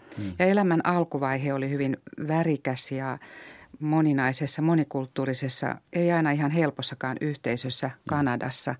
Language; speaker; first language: Finnish; native; Finnish